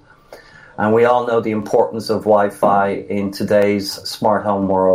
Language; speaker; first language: English; native; English